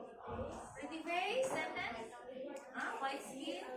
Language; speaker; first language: English; non-native, learner; Indonesian